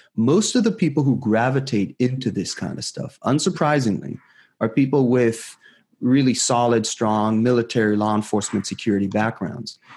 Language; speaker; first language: English; non-native, fluent; Hebrew